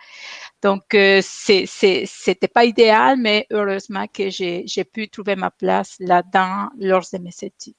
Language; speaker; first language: French; non-native, fluent; Spanish